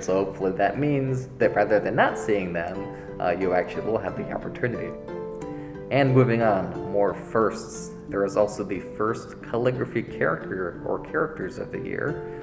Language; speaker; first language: English; native; English